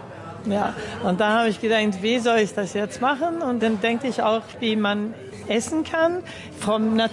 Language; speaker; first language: German; early bilingual, heritage; Swedish